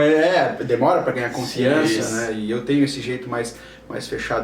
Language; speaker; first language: Portuguese; native; Portuguese